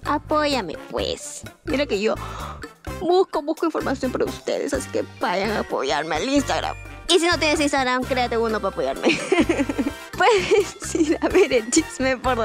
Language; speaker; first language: Spanish; native; Spanish